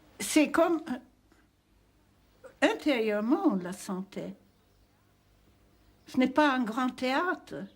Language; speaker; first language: French; non-native, fluent; Hungarian